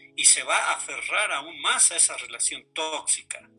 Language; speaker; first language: Spanish; native; Spanish